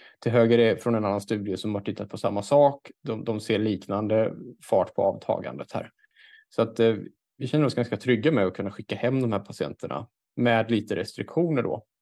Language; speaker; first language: Swedish; native; Swedish